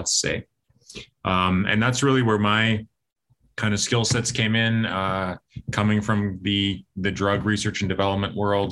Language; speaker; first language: English; native; English